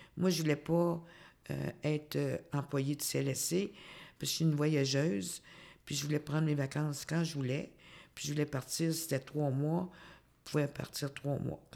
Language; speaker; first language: French; native; French